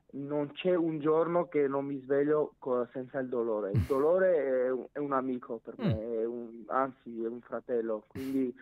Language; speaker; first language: Italian; non-native, fluent; Armenian